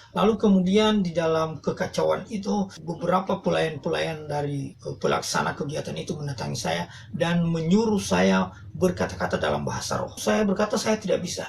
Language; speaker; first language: Indonesian; non-native, local second language; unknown